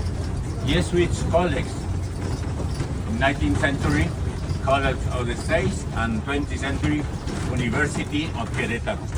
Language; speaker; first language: English; non-native, learner; Spanish